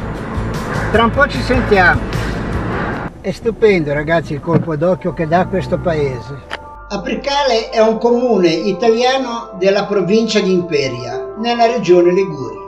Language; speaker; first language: Italian; native; Italian